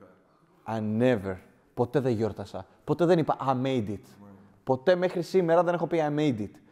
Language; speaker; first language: Greek; native; Greek